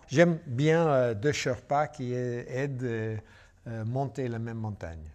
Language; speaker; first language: French; non-native, fluent; English